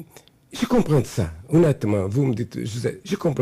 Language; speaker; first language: French; non-native, fluent; Portuguese